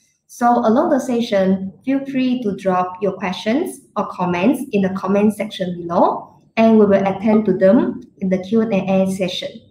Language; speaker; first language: English; non-native, local second language; Chinese